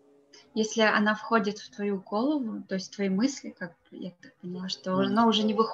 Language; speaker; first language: Russian; native; Russian